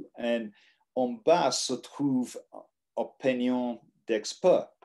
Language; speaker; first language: French; non-native, learner; English